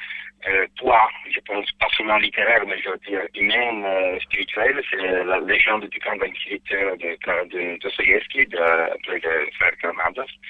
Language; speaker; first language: French; non-native, fluent; Italian